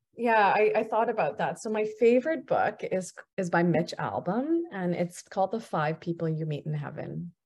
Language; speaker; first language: English; early bilingual, other home language; Punjabi